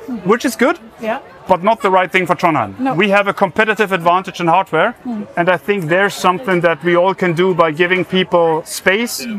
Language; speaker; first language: English; non-native, fluent; German